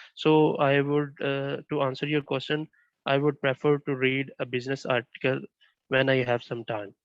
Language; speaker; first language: English; non-native, learner; Bangla